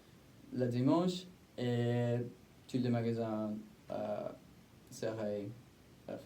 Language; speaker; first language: French; non-native, learner; English